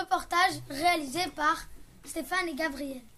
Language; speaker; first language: French; native; French